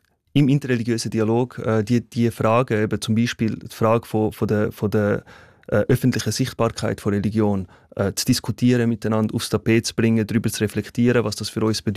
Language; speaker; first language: German; early bilingual, other home language; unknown